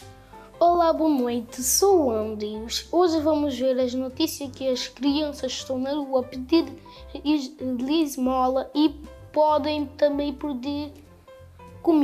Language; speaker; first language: Portuguese; non-native, local second language; Kabuverdianu